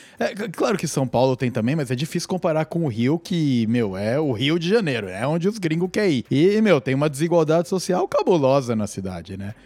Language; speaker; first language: Portuguese; native; Portuguese